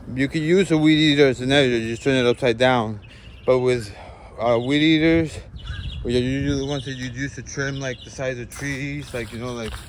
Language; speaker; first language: English; early bilingual, other home language; Spanish